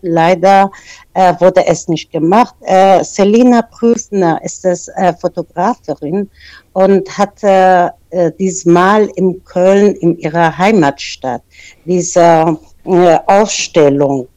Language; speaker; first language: German; non-native, fluent; Persian